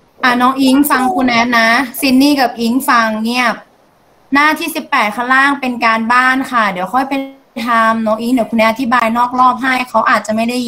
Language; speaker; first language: Thai; native; Thai